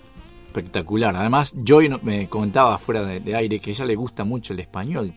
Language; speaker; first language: Spanish; native; Spanish